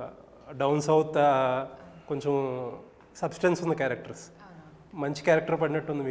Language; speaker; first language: Telugu; native; Telugu